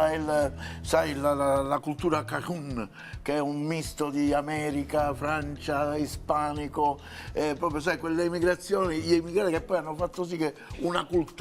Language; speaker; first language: Italian; native; Italian